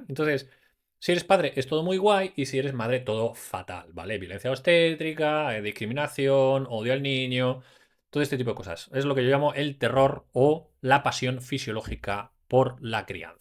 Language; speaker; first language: Spanish; native; Spanish